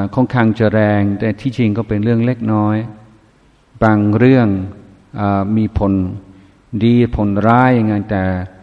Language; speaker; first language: Thai; non-native, fluent; English